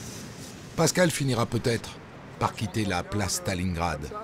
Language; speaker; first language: French; native; French